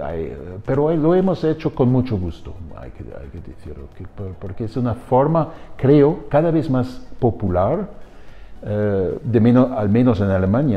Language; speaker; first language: Spanish; non-native, fluent; German